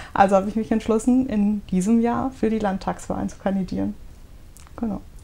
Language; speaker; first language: German; early bilingual, other home language; Russian